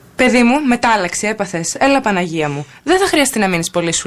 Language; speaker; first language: Greek; native; Greek